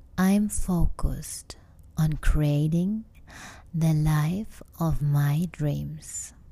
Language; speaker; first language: English; non-native, fluent; German